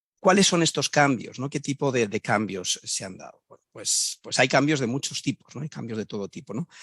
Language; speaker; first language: Spanish; native; Spanish